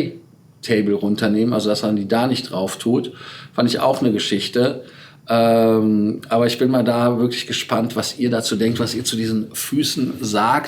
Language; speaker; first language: German; native; German